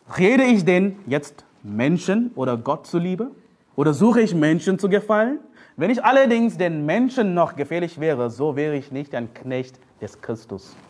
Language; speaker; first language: German; non-native, fluent; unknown